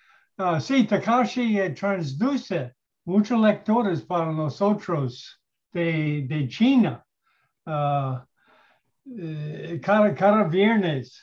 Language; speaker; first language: Spanish; non-native, learner; English